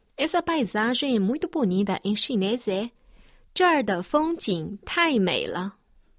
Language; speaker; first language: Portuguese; non-native, fluent; Chinese